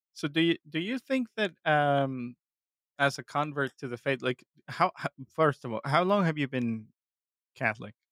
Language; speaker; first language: English; non-native, fluent; Spanish